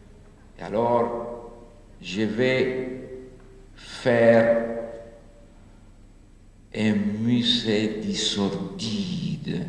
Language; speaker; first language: French; non-native, fluent; Spanish